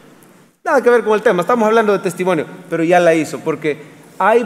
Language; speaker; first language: Spanish; native; Spanish